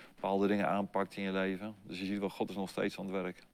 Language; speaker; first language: Dutch; native; Dutch